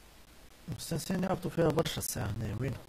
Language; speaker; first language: Arabic; native; Arabic